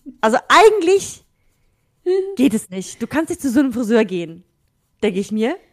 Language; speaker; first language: German; early bilingual, other home language; Russian